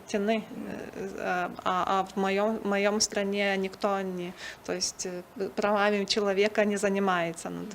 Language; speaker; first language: Russian; non-native, fluent; Lithuanian